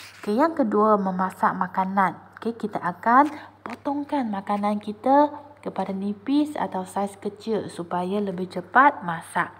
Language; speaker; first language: Malay; non-native, local second language; Chinese